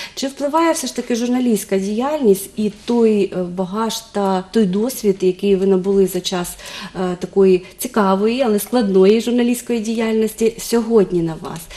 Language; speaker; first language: Ukrainian; native; Ukrainian